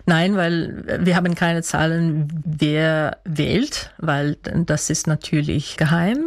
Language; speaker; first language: German; non-native, fluent; Dutch